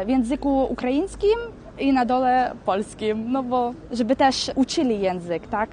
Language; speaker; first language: Polish; non-native, learner; Ukrainian